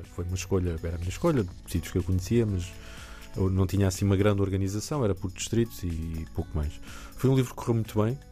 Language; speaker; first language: Portuguese; native; Portuguese